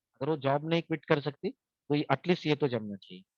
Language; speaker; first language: Hindi; non-native, local second language; Marathi